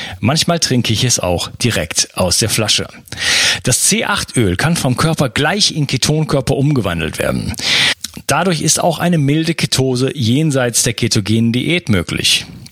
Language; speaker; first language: German; native; German